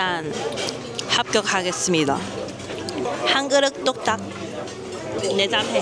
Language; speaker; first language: Korean; non-native, fluent; Cantonese